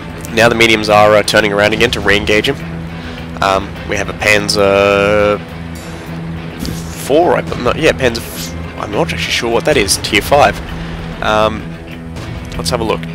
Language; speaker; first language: English; native; English